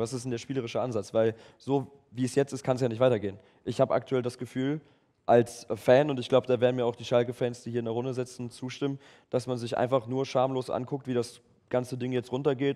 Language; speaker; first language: German; native; German